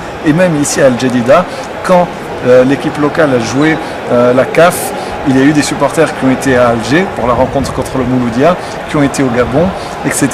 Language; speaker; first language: French; native; French